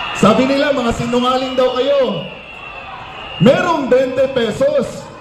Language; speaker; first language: Filipino; native; Filipino